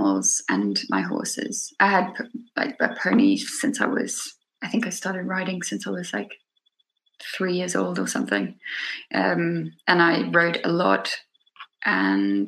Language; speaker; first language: English; native; English